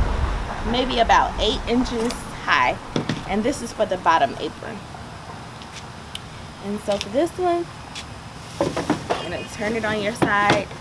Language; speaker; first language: English; native; English